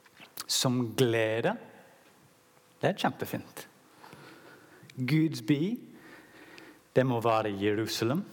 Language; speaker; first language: Norwegian; non-native, learner; English